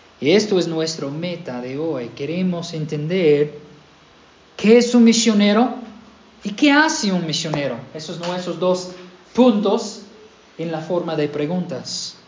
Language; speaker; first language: Spanish; non-native, fluent; English